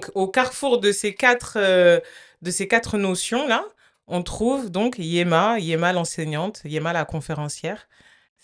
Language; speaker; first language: French; native; French